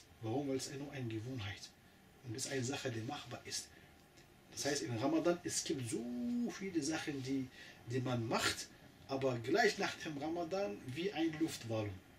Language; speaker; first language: German; non-native, fluent; Arabic